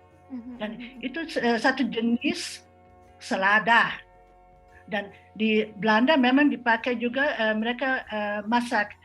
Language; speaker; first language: Indonesian; non-native, fluent; Dutch